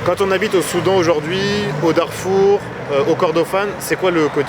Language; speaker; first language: French; native; French